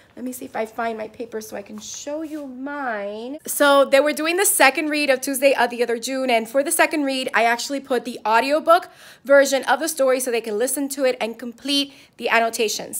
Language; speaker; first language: English; non-native, fluent; Spanish